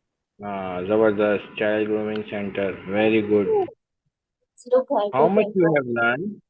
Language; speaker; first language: English; non-native, learner; Urdu